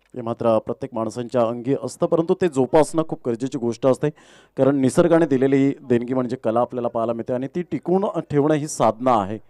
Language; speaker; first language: Marathi; native; Marathi